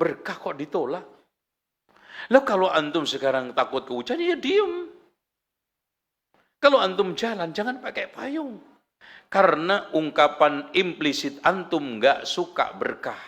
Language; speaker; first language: Indonesian; native; Indonesian